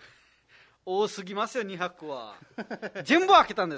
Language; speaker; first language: Japanese; non-native, fluent; Nepali